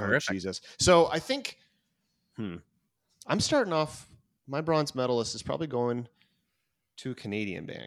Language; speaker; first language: English; native; English